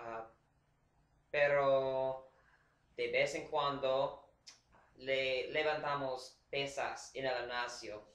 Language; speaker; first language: Spanish; non-native, learner; English